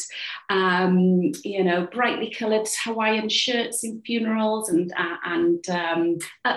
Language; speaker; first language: English; native; English